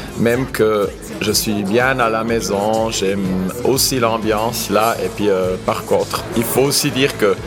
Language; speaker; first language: French; non-native, local second language; Swiss German